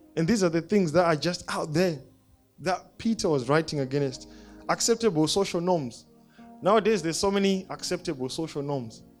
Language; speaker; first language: English; non-native, local second language; Shona